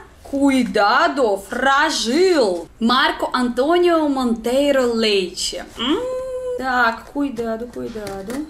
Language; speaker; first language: Portuguese; non-native, learner; Russian